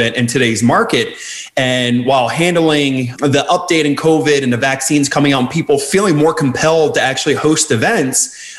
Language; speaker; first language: English; native; English